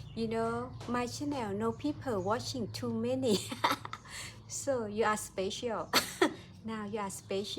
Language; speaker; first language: English; non-native, learner; Thai